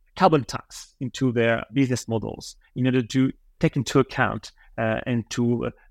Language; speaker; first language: English; non-native, fluent; French